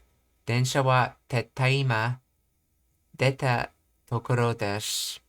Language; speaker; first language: Japanese; non-native, learner; English